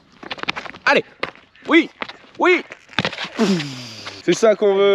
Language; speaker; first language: French; native; French